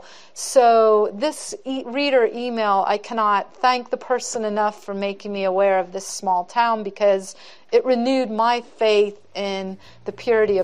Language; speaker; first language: English; native; English